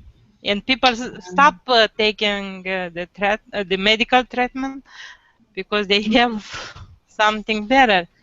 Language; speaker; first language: English; non-native, learner; Romanian